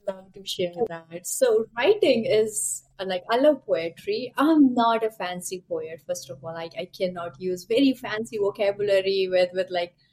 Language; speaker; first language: English; non-native, local second language; Hindi